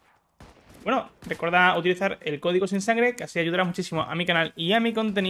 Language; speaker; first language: Spanish; native; Spanish